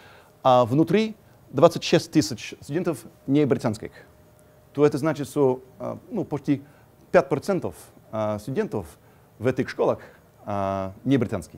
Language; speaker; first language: Russian; non-native, fluent; English